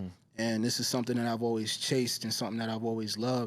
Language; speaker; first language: English; native; English